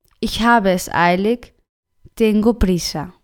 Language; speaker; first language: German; non-native, fluent; Spanish